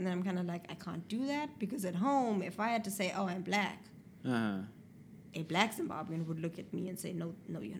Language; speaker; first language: English; native; English